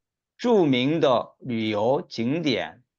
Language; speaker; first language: Chinese; non-native, fluent; Korean